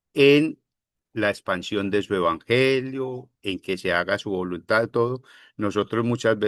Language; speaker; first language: Spanish; native; Spanish